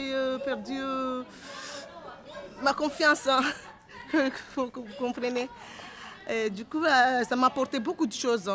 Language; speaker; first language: French; non-native, fluent; Comorian